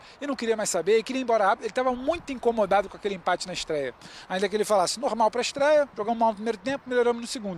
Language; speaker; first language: Portuguese; native; Portuguese